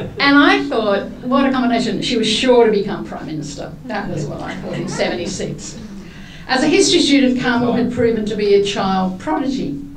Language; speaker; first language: English; native; English